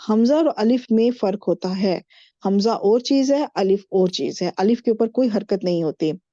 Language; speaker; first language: Urdu; native; Urdu